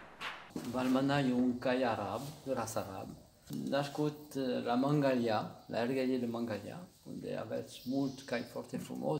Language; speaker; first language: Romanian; non-native, learner; French